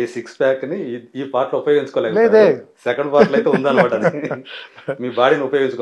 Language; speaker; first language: Telugu; native; Telugu